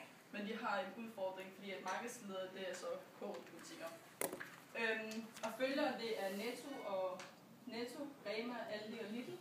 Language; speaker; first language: Danish; native; Danish